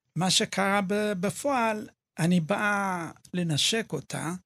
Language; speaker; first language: Hebrew; early bilingual, other home language; Amharic